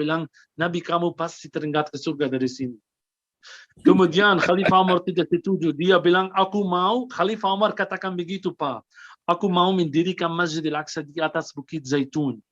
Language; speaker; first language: Indonesian; non-native, fluent; Arabic